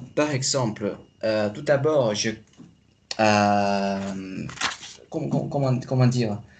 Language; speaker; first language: French; non-native, fluent; Chinese